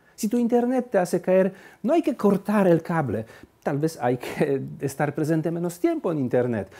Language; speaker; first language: Spanish; non-native, fluent; Polish